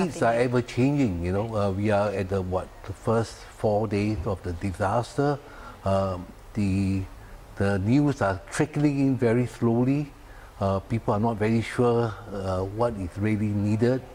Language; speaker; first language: English; non-native, local second language; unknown